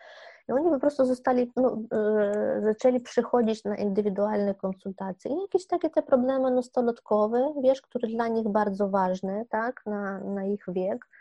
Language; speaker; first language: Polish; non-native, fluent; Ukrainian